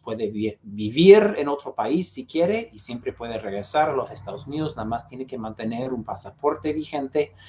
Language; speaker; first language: Spanish; non-native, fluent; English